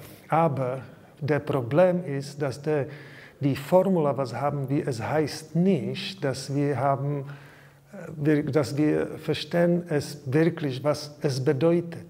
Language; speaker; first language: German; non-native, learner; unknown